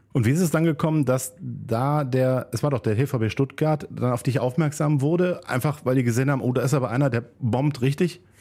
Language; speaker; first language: German; native; German